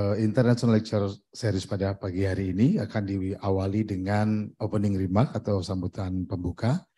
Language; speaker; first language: Indonesian; native; Indonesian